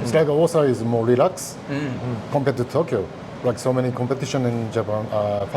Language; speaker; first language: English; non-native, learner; Japanese